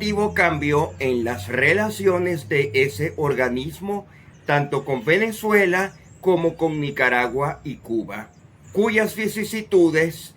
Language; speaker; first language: Spanish; native; Spanish